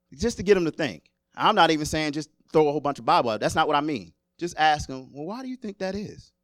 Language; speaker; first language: English; native; English